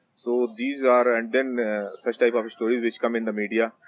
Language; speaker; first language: English; non-native, local second language; Hindi